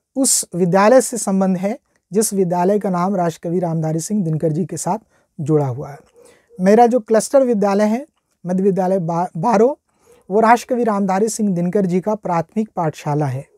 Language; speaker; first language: Hindi; native; Hindi